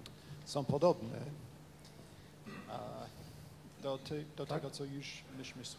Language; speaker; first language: Polish; non-native, fluent; Japanese